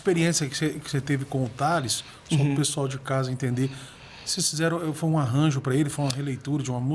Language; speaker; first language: Portuguese; native; Portuguese